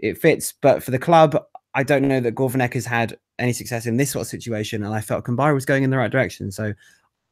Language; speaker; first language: English; native; English